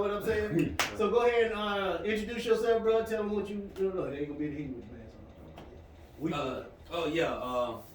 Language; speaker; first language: English; native; English